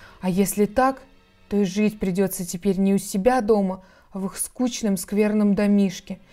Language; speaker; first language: Russian; native; Russian